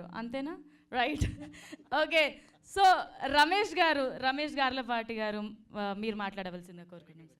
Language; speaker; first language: Telugu; native; Telugu